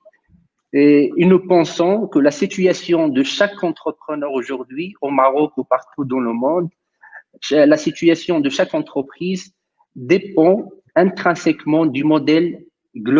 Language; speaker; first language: French; non-native, local second language; Arabic